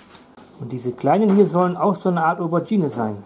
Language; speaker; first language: German; native; German